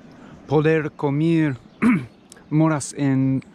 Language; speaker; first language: Spanish; non-native, learner; English